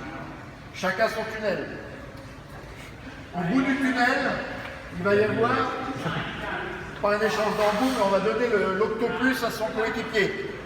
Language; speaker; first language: French; native; French